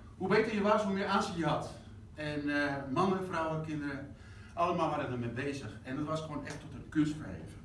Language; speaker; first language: Dutch; non-native, fluent; Spanish